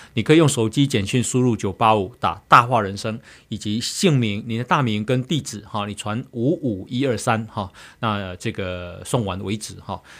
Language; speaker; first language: Chinese; native; Chinese